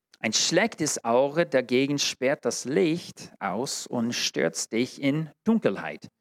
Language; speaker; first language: German; non-native, fluent; English